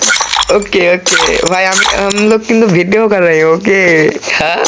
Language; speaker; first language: Hindi; non-native, learner; Bangla